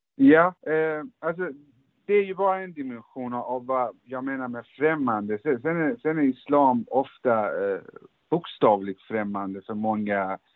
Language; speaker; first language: Swedish; early bilingual, other home language; Persian